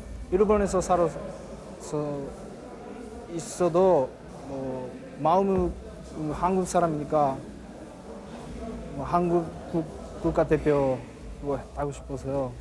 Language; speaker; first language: Korean; early bilingual, heritage; Japanese